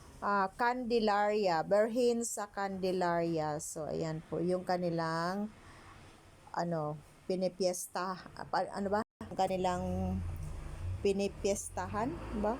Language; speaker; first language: Filipino; non-native, local second language; Cebuano